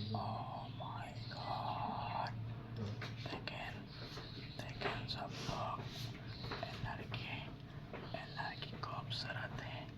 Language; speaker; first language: Hindi; non-native, learner; Bangla